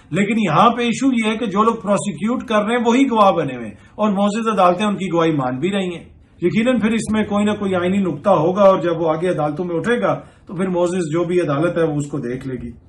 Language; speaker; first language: Urdu; native; Urdu